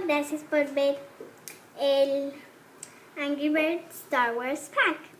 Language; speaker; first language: Spanish; early bilingual, heritage; Spanish